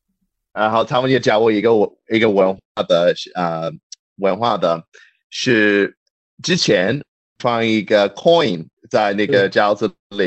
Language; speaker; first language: Chinese; non-native, learner; English